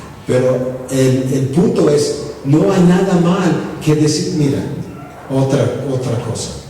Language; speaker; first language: Spanish; non-native, fluent; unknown